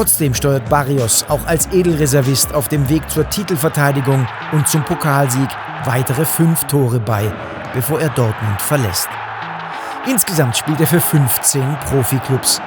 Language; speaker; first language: German; native; German